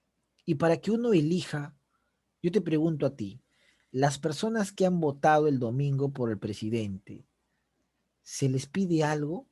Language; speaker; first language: Spanish; native; Spanish